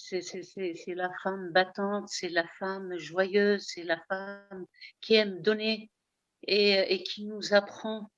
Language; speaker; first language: French; early bilingual, heritage; Arabic